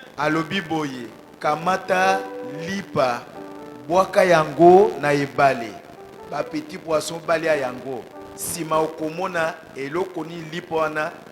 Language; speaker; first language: Lingala; native; Lingala